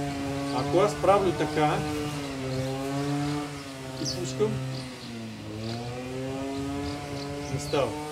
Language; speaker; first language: Bulgarian; non-native, learner; Russian